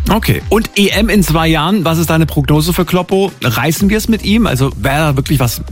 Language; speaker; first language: German; native; German